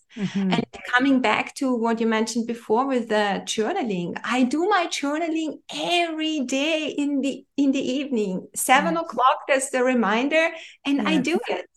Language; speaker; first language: English; non-native, fluent; German